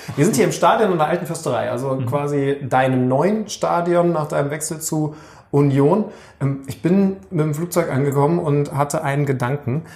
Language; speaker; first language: German; native; German